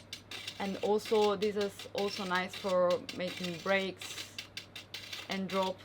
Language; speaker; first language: English; non-native, fluent; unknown